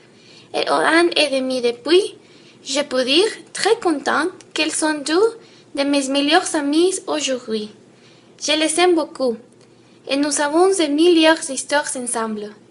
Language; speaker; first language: French; non-native, learner; Spanish